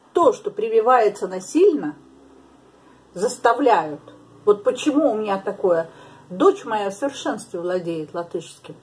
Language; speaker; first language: Russian; native; Russian